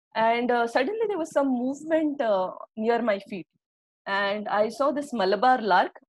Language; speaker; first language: English; non-native, local second language; Marathi